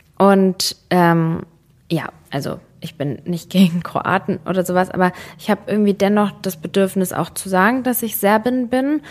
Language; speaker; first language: German; early bilingual, other home language; Serbian